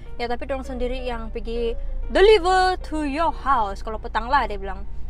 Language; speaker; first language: English; non-native, local second language; Malay